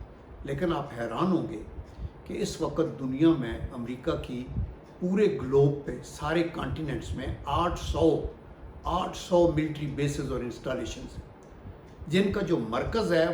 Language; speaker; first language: Urdu; native; Urdu